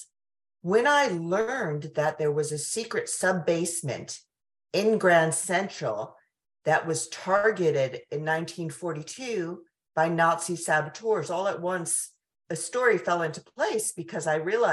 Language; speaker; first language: English; native; English